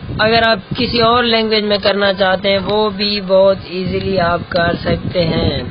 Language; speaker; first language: Urdu; non-native, local second language; Saraiki